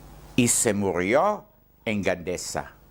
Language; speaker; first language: Spanish; non-native, learner; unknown